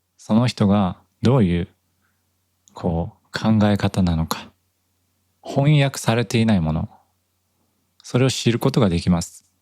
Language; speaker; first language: Japanese; native; Japanese